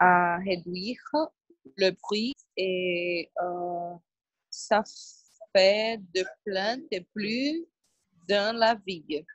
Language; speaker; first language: French; non-native, learner; Portuguese